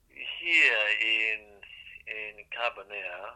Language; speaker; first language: English; non-native, local second language; Igbo